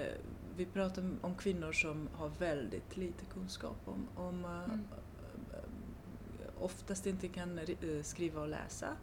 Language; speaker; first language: Swedish; non-native, fluent; Romanian